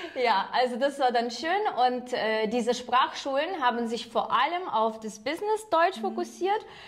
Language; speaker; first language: German; non-native, fluent; Ukrainian